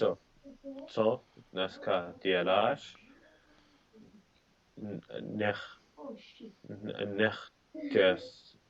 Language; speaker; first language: Czech; non-native, learner; English